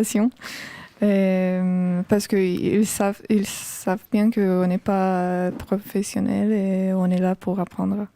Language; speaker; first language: French; non-native, fluent; Romanian